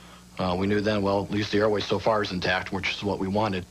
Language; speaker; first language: English; native; English